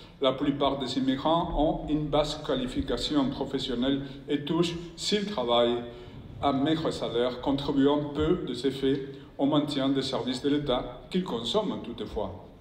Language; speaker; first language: French; non-native, fluent; Spanish